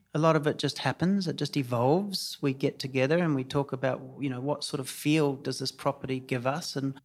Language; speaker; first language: English; native; English